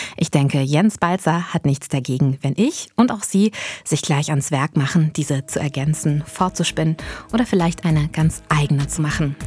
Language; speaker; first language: German; native; German